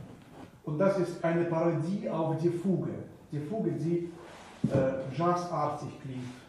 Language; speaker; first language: German; non-native, fluent; Russian